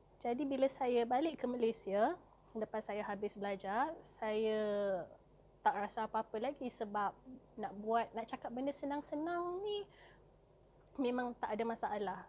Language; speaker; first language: Malay; native; Malay